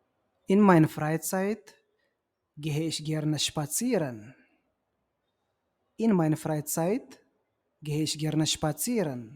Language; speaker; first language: German; non-native, fluent; Tigrinya